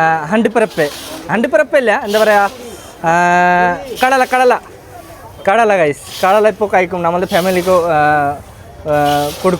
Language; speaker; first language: Malayalam; non-native, learner; Bangla